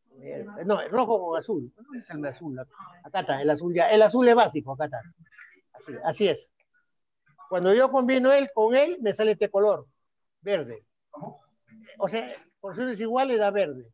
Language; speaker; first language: Spanish; native; Spanish